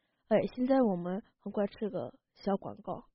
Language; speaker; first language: Chinese; early bilingual, heritage; Chinese